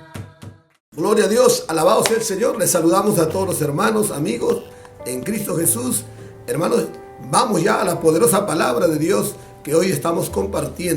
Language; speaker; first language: Spanish; native; Spanish